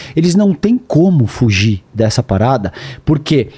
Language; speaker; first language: Portuguese; native; Portuguese